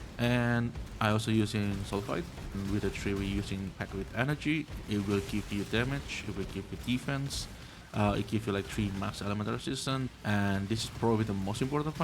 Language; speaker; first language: English; non-native, fluent; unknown